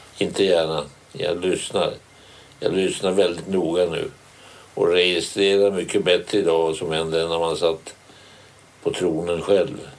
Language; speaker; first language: Swedish; native; Swedish